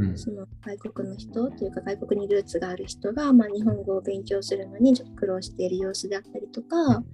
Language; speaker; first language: Japanese; native; Japanese